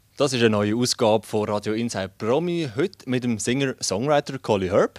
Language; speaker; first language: German; native; German